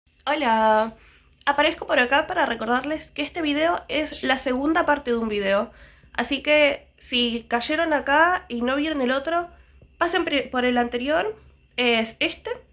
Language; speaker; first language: Spanish; native; Spanish